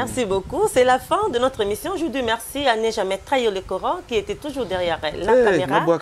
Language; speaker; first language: French; non-native, local second language; Lingala